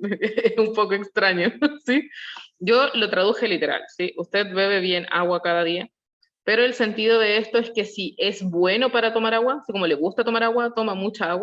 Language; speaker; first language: Spanish; non-native, learner; Korean